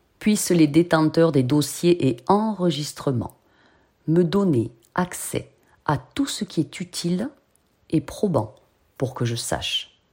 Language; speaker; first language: French; native; French